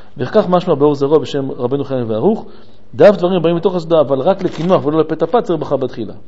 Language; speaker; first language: Hebrew; native; Hebrew